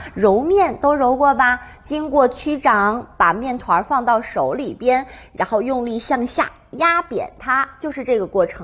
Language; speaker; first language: Chinese; native; Chinese